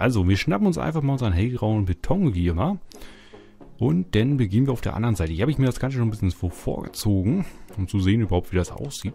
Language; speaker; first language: German; native; German